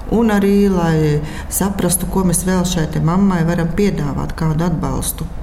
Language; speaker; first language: Latvian; native; Latvian